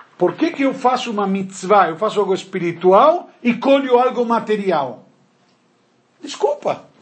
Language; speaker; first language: Portuguese; non-native, fluent; Spanish